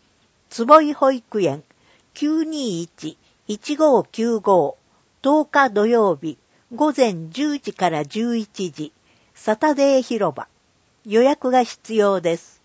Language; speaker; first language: Japanese; native; Japanese